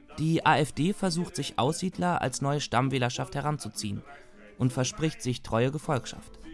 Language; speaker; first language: German; native; German